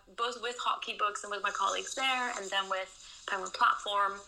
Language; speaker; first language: English; non-native, fluent; Dutch